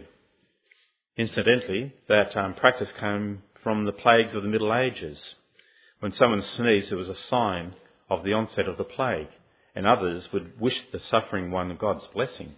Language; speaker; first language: English; native; English